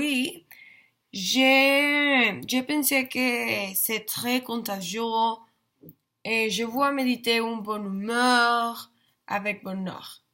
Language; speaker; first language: French; non-native, learner; Spanish